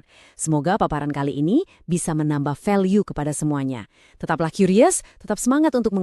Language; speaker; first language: Indonesian; native; Indonesian